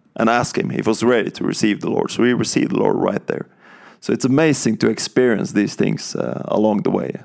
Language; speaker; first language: English; non-native, fluent; Norwegian